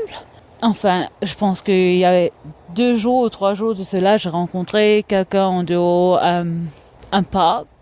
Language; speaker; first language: French; non-native, local second language; Morisyen